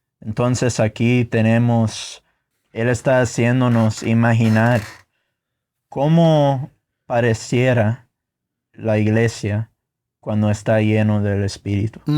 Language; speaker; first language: Spanish; non-native, fluent; English